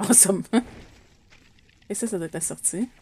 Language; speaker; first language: French; native; French